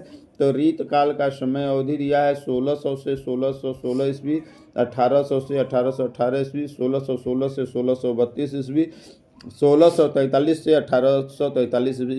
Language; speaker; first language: Hindi; native; Hindi